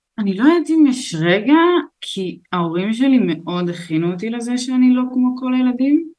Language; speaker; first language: Hebrew; early bilingual, other home language; Russian